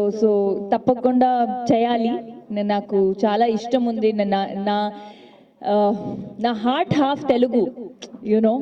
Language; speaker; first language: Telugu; non-native, fluent; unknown